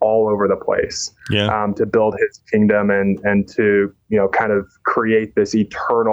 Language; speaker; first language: English; native; English